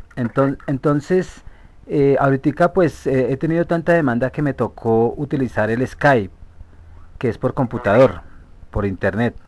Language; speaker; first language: Spanish; native; Spanish